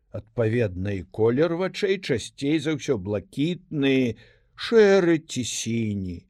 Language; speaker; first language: Belarusian; native; Belarusian